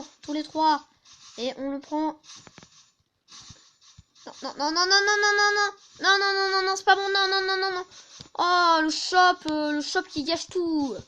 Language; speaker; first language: French; native; French